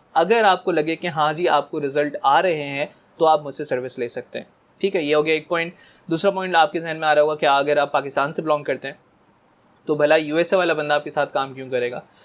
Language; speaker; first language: Urdu; native; Urdu